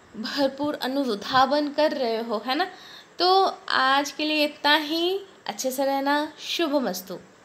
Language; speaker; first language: Hindi; non-native, local second language; Bangla